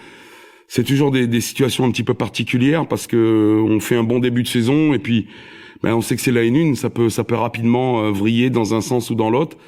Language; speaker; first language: French; native; French